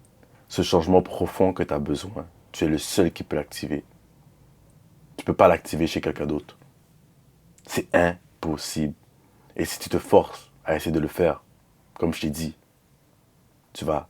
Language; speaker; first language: French; native; French